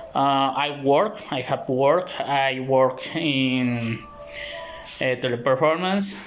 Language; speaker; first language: English; non-native, learner; Spanish